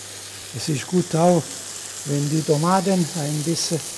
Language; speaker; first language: German; non-native, learner; Italian